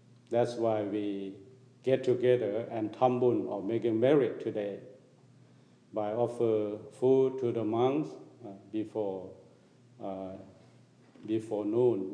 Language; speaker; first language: English; non-native, fluent; Thai